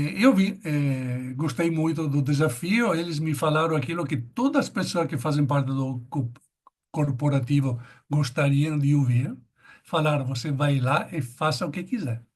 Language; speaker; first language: Portuguese; non-native, fluent; Italian